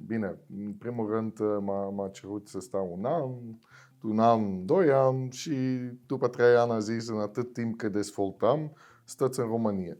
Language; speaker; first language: Romanian; non-native, fluent; Dutch